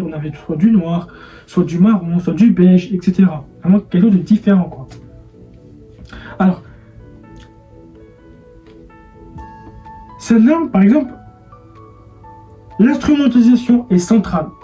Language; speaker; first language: French; native; French